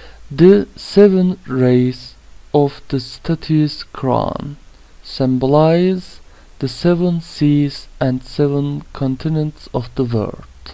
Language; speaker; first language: English; non-native, fluent; Turkish